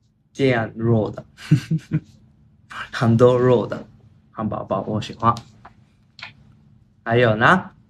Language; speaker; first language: Chinese; non-native, learner; Japanese